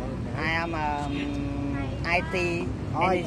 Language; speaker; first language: English; non-native, learner; Vietnamese